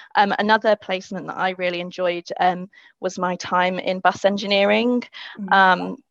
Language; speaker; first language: English; native; English